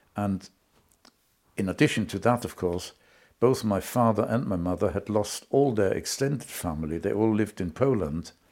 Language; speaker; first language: English; non-native, fluent; German